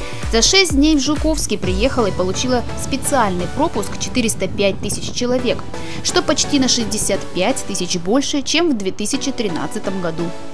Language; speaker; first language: Russian; native; Russian